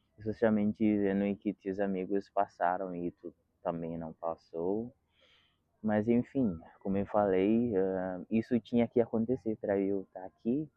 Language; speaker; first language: Portuguese; non-native, fluent; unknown